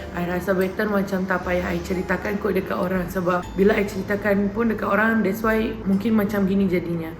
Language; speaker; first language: Malay; early bilingual, other home language; Indonesian